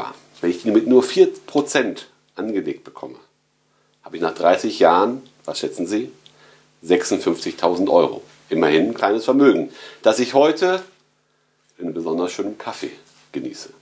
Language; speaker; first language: German; native; German